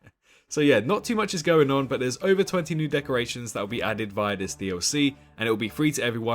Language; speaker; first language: English; native; English